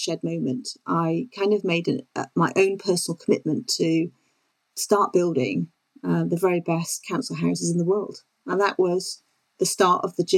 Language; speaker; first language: English; native; English